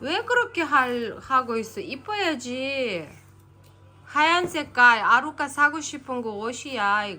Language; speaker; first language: Korean; non-native, learner; Kazakh